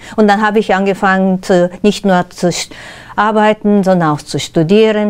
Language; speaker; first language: German; non-native, fluent; Japanese